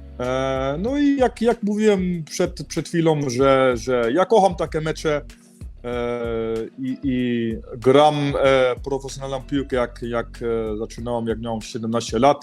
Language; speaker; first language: Polish; early bilingual, heritage; Polish